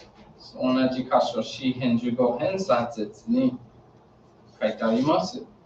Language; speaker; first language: Japanese; non-native, learner; English